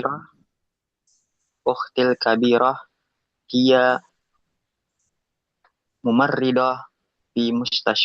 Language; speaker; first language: Arabic; non-native, learner; Indonesian